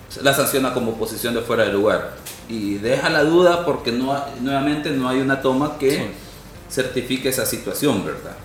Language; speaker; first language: Spanish; native; Spanish